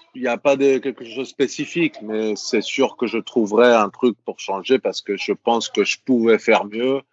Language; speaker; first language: French; non-native, fluent; Greek